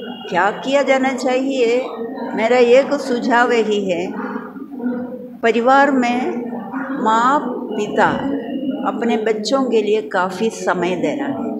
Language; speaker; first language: Hindi; non-native, local second language; Malayalam